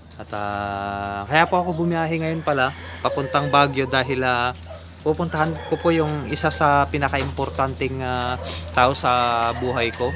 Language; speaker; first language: Filipino; non-native, local second language; Iloko